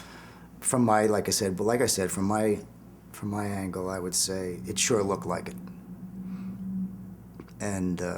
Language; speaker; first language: English; native; English